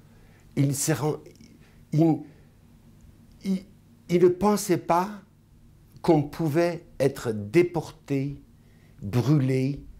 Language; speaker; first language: French; non-native, fluent; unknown